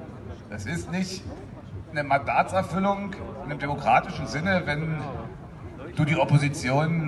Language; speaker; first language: German; native; German